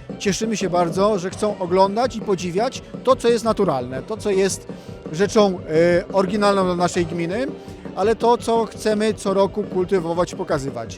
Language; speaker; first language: Polish; native; Polish